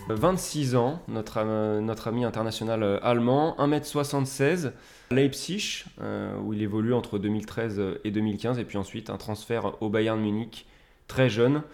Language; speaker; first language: French; native; French